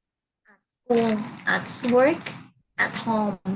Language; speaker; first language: English; non-native, learner; Vietnamese